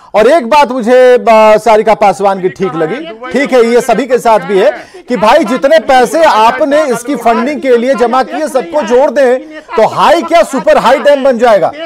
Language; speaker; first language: Hindi; native; Hindi